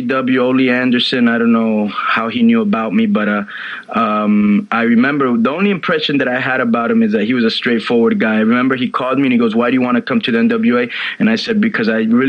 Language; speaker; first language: English; native; English